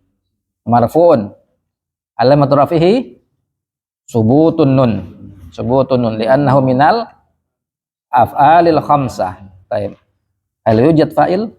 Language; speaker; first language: Arabic; non-native, fluent; Indonesian